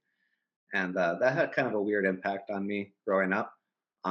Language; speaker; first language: English; native; English